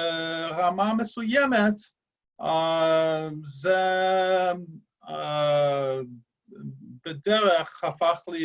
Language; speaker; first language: Hebrew; non-native, fluent; English